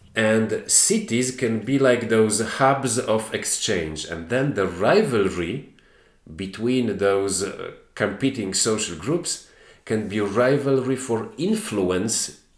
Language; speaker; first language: English; non-native, fluent; Polish